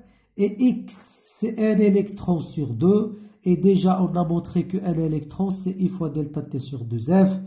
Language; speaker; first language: French; non-native, local second language; Arabic